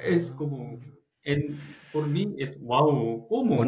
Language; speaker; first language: Spanish; non-native, learner; Korean